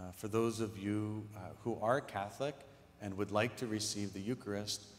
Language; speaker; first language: English; native; English